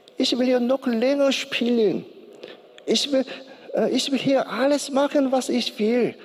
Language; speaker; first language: German; non-native, learner; Korean